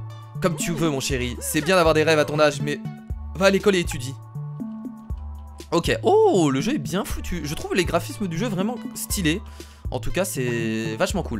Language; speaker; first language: French; native; French